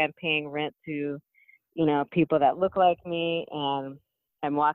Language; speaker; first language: English; native; English